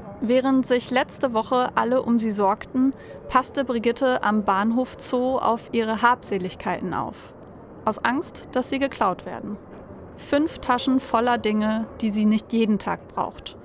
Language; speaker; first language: German; native; German